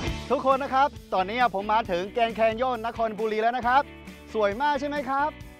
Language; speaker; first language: Thai; non-native, fluent; Chinese